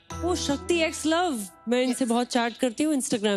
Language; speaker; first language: Hindi; native; Hindi